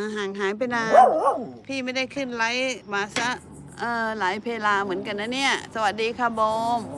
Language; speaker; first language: Thai; non-native, local second language; Northeastern Thai